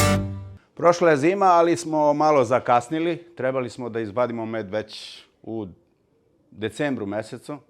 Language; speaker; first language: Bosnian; early bilingual, heritage; Serbian